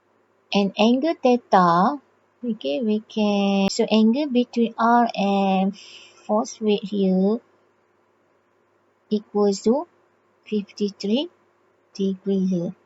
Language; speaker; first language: English; non-native, local second language; Malay